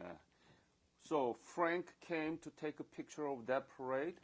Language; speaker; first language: English; non-native, fluent; Korean